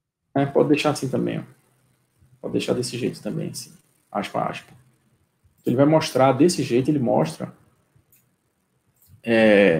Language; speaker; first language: Portuguese; native; Portuguese